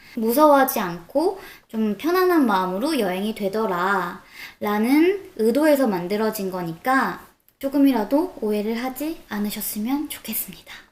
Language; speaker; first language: Korean; native; Korean